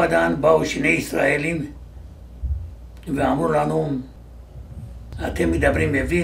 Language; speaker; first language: Hebrew; non-native, fluent; Georgian